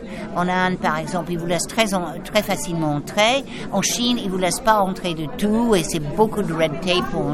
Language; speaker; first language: French; non-native, fluent; English